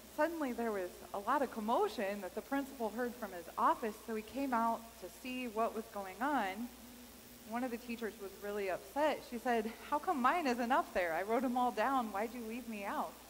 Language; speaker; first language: English; native; English